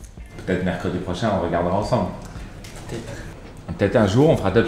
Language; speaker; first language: French; native; French